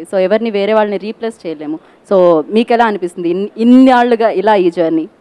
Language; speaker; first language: Telugu; native; Telugu